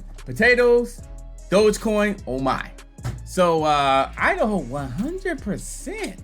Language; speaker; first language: English; native; English